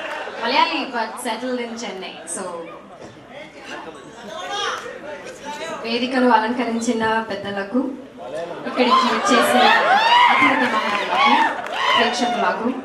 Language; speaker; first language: Telugu; non-native, learner; Malayalam